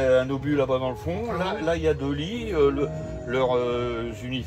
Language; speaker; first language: French; native; French